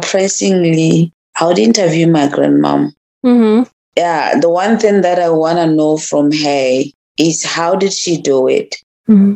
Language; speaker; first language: English; non-native, local second language; Tswana